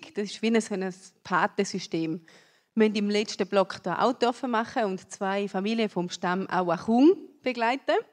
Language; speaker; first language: German; native; German